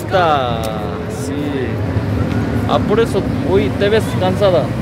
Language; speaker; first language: Spanish; non-native, learner; Korean